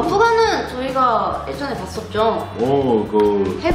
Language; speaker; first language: Korean; native; Korean